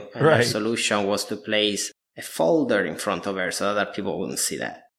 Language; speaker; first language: English; non-native, fluent; Italian